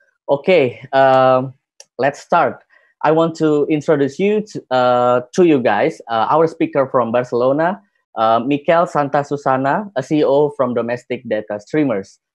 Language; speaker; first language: English; non-native, fluent; Indonesian